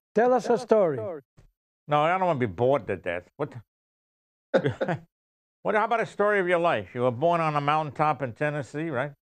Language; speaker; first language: English; native; English